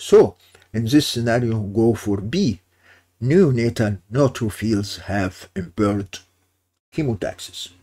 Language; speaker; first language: English; non-native, fluent; Arabic